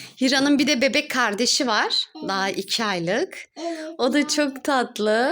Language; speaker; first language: Turkish; native; Turkish